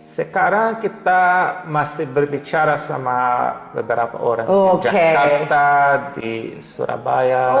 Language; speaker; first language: Indonesian; non-native, learner; Portuguese